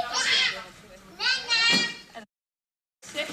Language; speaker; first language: French; native; French